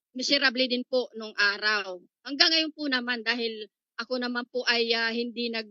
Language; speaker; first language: Filipino; native; Filipino